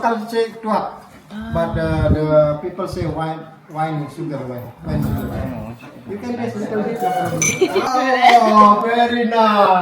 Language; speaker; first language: English; non-native, learner; Indonesian